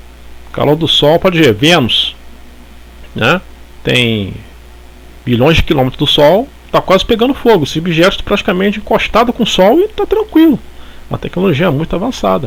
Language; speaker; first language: Portuguese; native; Portuguese